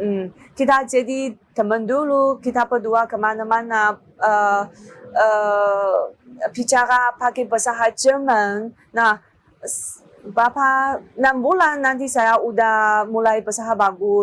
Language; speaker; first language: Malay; non-native, learner; Chinese